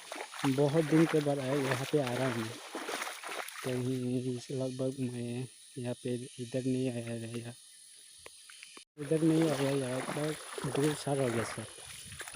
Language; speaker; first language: Hindi; non-native, local second language; Kok Borok